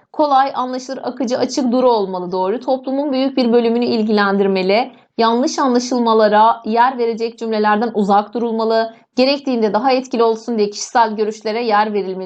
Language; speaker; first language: Turkish; native; Turkish